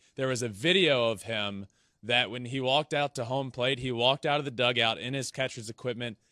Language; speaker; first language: English; native; English